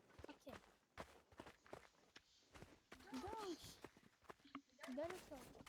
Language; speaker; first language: French; native; French